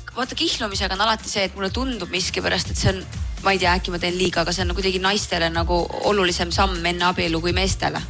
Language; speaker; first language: Estonian; native; Estonian